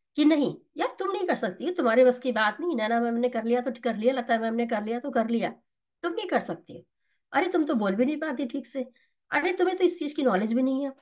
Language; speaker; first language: Hindi; native; Hindi